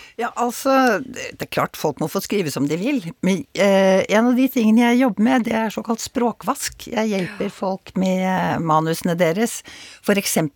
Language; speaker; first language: Norwegian; native; Norwegian